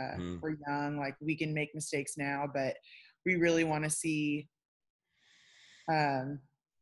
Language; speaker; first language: English; native; English